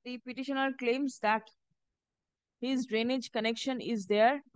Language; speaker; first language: English; non-native, local second language; Bangla